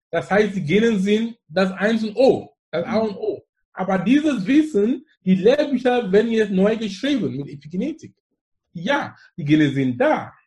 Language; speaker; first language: German; non-native, fluent; English